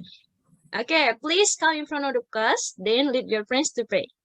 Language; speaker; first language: English; non-native, learner; Indonesian